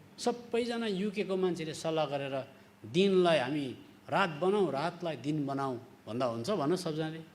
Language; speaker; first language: Nepali; native; Nepali